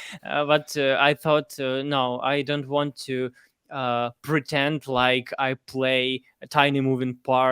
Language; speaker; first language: English; non-native, fluent; Russian